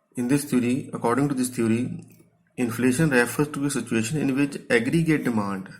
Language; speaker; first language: English; non-native, local second language; Punjabi